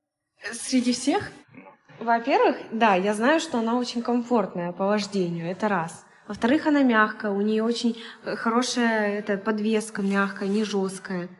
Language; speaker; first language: Russian; native; Russian